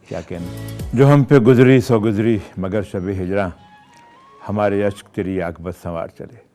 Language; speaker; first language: Urdu; native; Urdu